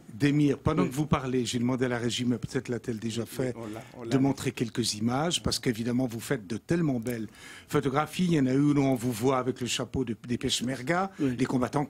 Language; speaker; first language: French; native; French